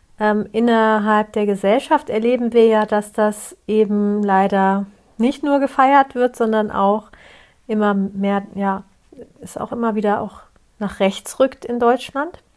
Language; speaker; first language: German; early bilingual, other home language; Turkish